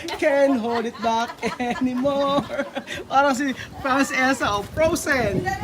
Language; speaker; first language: Filipino; native; Filipino